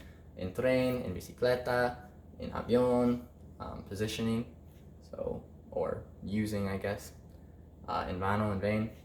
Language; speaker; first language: Spanish; non-native, learner; English